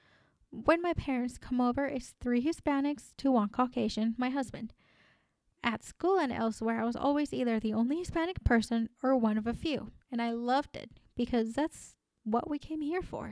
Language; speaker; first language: English; non-native, fluent; Spanish